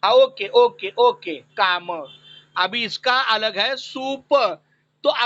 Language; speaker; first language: Hindi; non-native, local second language; Marathi